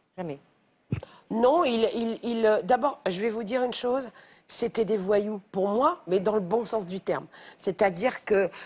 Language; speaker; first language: French; native; French